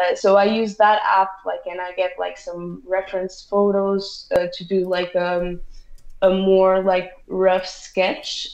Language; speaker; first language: English; non-native, fluent; Portuguese